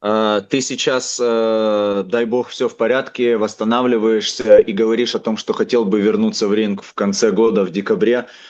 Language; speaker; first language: Russian; native; Russian